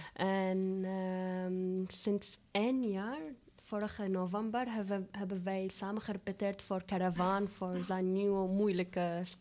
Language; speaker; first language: Dutch; non-native, learner; Arabic